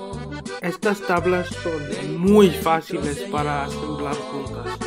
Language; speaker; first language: Spanish; non-native, learner; English